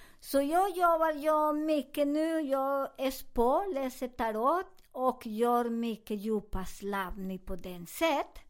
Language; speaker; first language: Swedish; non-native, fluent; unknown